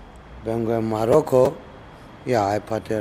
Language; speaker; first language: Spanish; non-native, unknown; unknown